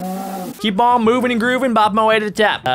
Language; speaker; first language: English; native; English